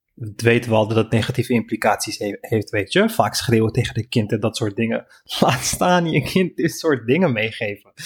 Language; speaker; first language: Dutch; non-native, fluent; Turkish